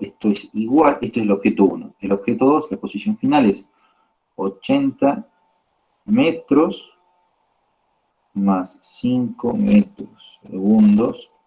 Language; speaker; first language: Spanish; native; Spanish